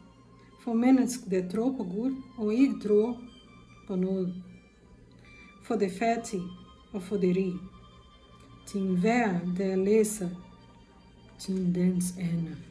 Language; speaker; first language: Danish; non-native, learner; Portuguese